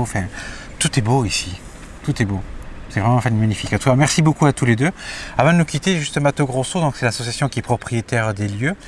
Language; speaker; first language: French; native; French